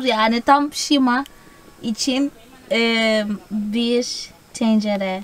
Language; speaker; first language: Turkish; non-native, fluent; Portuguese